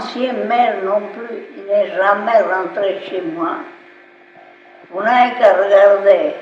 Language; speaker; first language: French; non-native, local second language; Basque